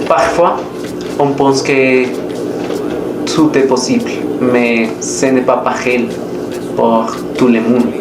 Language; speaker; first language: French; non-native, learner; Spanish